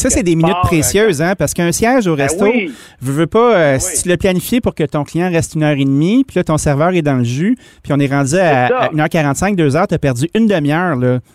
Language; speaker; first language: French; native; French